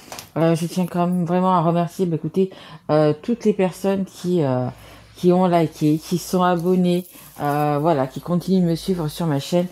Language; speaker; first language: French; native; French